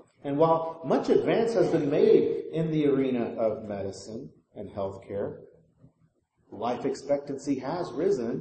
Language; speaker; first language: English; native; English